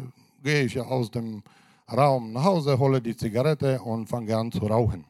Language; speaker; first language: German; non-native, fluent; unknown